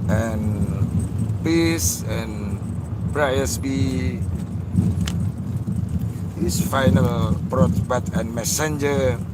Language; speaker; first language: English; non-native, learner; Indonesian